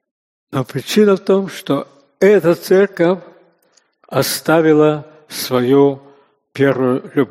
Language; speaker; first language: Russian; native; Russian